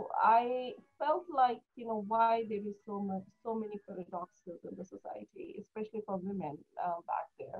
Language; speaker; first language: English; non-native, local second language; Hindi